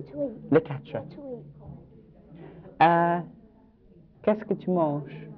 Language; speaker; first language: French; non-native, learner; English